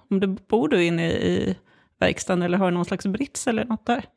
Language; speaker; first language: Swedish; native; Swedish